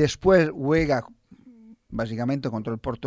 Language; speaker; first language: Spanish; non-native, fluent; Italian